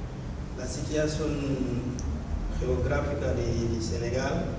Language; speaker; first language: Spanish; non-native, learner; Wolof